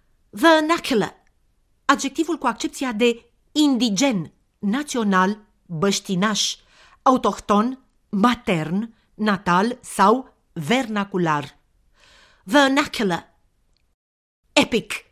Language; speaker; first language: Romanian; native; Romanian